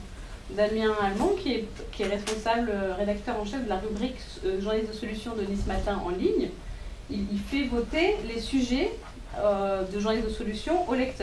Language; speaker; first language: French; native; French